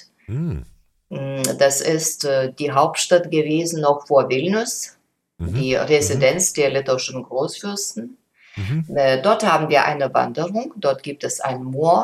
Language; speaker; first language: German; non-native, fluent; Lithuanian